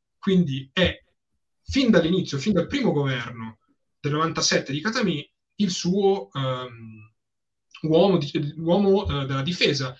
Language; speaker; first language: Italian; native; Italian